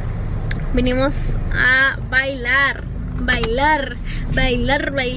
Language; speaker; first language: Spanish; native; Spanish